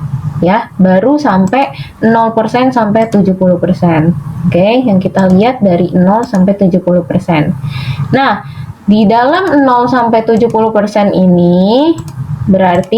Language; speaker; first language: Indonesian; native; Indonesian